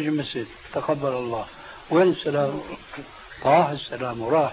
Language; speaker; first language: Arabic; early bilingual, other home language; Albanian